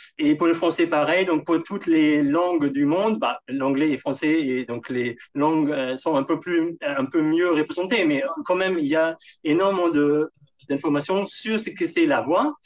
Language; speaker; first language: French; non-native, fluent; German